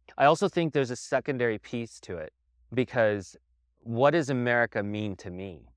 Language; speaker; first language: English; native; English